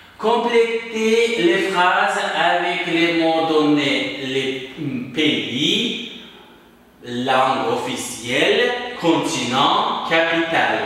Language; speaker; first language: French; non-native, fluent; Uzbek